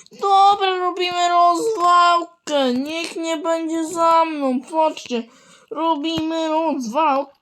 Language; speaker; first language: Polish; native; Polish